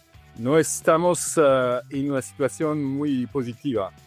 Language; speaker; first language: Spanish; non-native, fluent; Italian